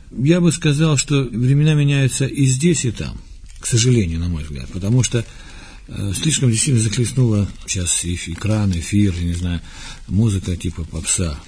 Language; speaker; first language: Russian; native; Russian